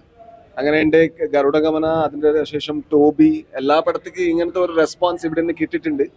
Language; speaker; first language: Malayalam; non-native, learner; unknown